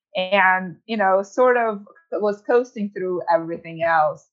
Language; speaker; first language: English; early bilingual, other home language; Ukrainian